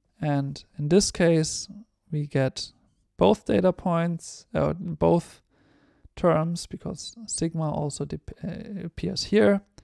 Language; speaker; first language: English; non-native, fluent; German